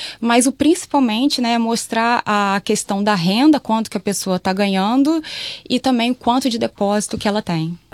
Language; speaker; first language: Portuguese; native; Portuguese